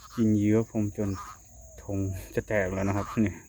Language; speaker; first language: Thai; non-native, fluent; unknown